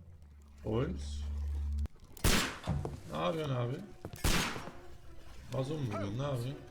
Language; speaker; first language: Turkish; native; Turkish